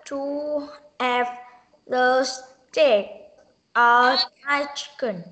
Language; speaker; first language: English; non-native, learner; Vietnamese